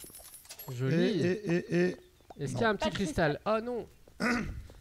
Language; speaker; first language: French; native; French